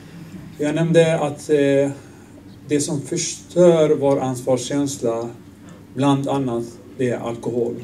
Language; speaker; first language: Swedish; non-native, fluent; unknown